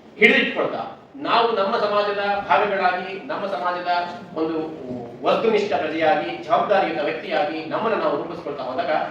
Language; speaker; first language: Kannada; non-native, local second language; Kodava